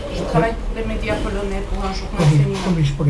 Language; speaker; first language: French; non-native, fluent; Polish